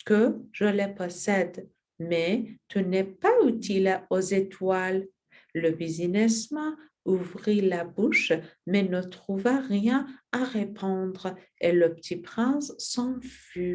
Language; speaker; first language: French; non-native, learner; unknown